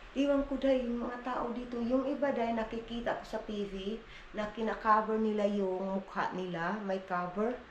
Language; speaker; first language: Filipino; non-native, local second language; Cebuano